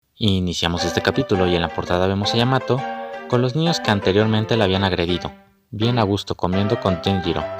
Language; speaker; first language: Spanish; native; Spanish